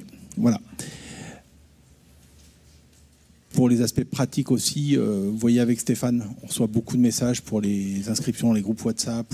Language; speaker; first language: French; native; French